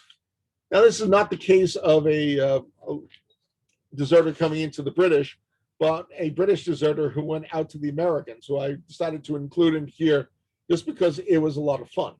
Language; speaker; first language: English; native; English